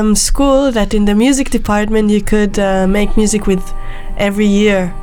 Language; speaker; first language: English; non-native, fluent; Hebrew